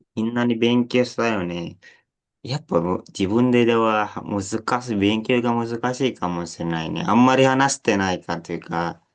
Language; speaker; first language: Japanese; non-native, learner; Indonesian